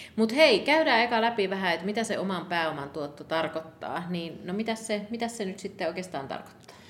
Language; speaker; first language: Finnish; native; Finnish